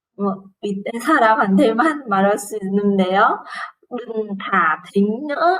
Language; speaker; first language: Korean; non-native, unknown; Vietnamese